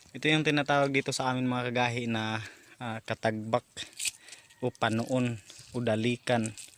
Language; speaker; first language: Filipino; non-native, local second language; Cebuano